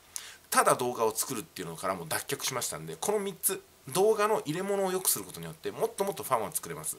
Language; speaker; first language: Japanese; native; Japanese